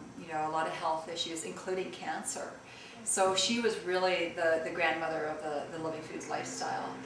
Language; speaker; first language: English; early bilingual, other home language; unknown